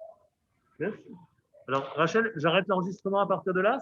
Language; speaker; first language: French; native; French